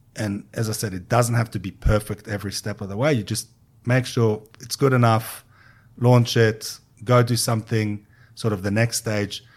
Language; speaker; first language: English; non-native, fluent; Hebrew